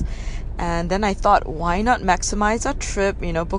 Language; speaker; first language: English; non-native, local second language; Min Nan Chinese